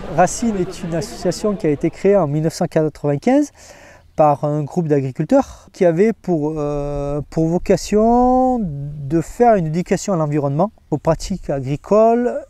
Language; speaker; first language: French; native; French